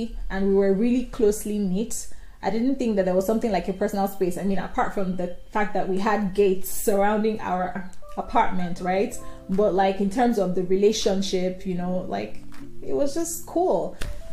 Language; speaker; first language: English; non-native, local second language; Yoruba